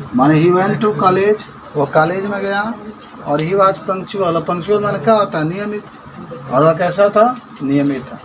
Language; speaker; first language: Hindi; native; Hindi